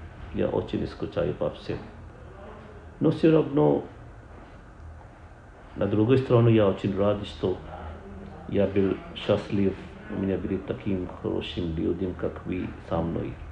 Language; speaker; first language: Russian; non-native, learner; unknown